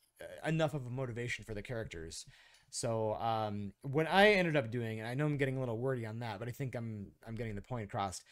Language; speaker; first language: English; native; English